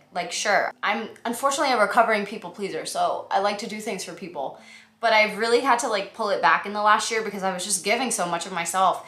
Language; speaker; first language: English; native; English